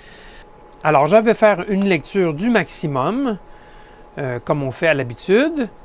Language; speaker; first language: French; native; French